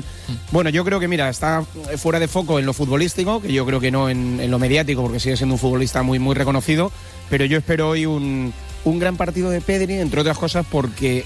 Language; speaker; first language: Spanish; native; Spanish